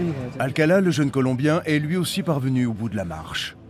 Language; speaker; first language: French; native; French